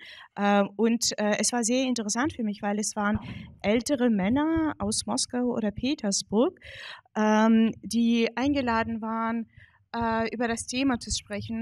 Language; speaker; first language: German; non-native, fluent; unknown